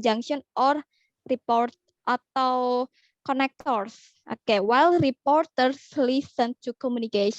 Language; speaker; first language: English; non-native, learner; Indonesian